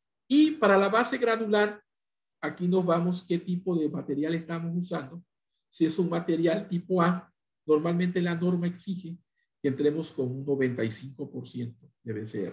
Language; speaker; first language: Spanish; native; Spanish